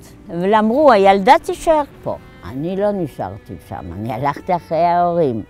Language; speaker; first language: Hebrew; non-native, fluent; Polish